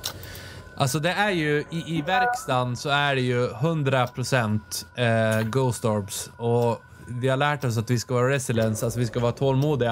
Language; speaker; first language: Swedish; native; Swedish